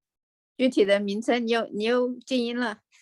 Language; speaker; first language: Chinese; native; Chinese